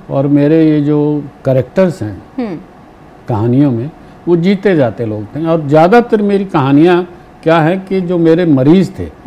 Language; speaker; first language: Hindi; native; Hindi